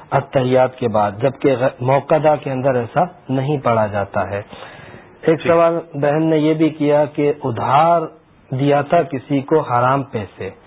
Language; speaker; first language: Urdu; native; Urdu